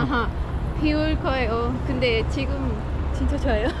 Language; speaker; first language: Korean; non-native, learner; Spanish